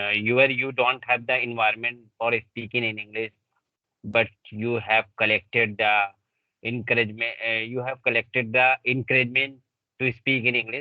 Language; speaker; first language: English; non-native, learner; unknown